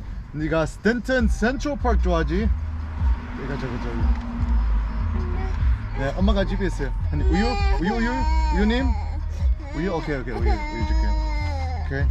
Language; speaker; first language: Korean; early bilingual, heritage; Korean